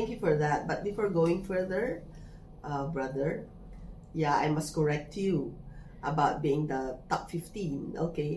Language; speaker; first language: English; non-native, local second language; Filipino